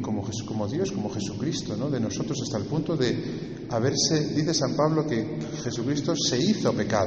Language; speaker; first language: Spanish; native; Spanish